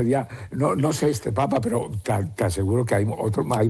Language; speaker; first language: Spanish; native; Spanish